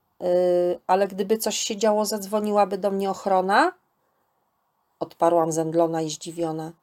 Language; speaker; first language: Polish; native; Polish